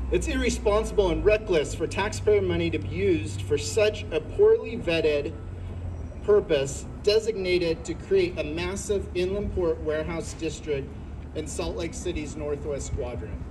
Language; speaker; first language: English; native; English